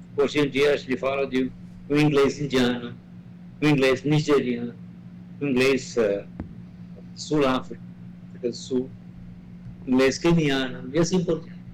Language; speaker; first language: Portuguese; non-native, fluent; Malayalam